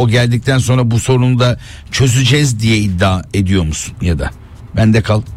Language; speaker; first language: Turkish; early bilingual, heritage; Turkish